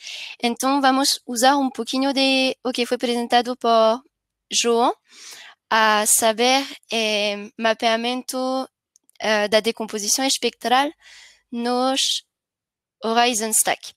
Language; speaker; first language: Spanish; non-native, learner; French